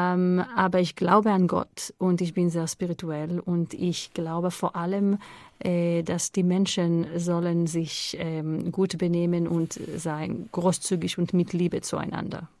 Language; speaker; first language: German; non-native, fluent; Hebrew